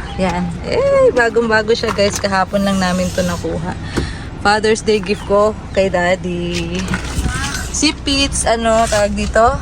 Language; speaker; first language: Filipino; native; Filipino